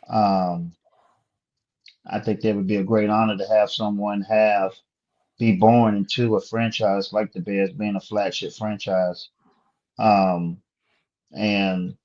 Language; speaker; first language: English; native; English